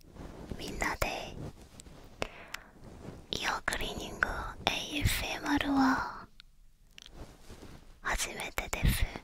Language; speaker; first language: Japanese; non-native, learner; Korean